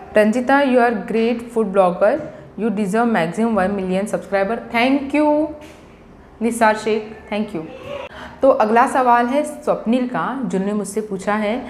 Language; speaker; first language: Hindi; non-native, local second language; Marathi